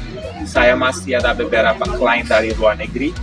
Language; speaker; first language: Indonesian; non-native, fluent; Portuguese